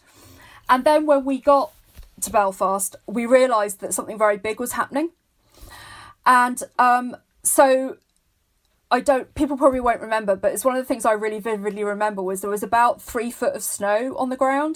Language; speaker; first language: English; native; English